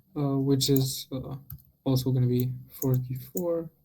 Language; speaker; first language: English; non-native, fluent; Romanian